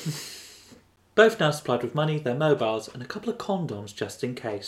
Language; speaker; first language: English; native; English